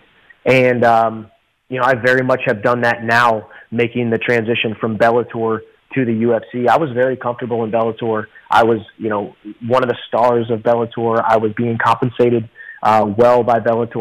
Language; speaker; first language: English; native; English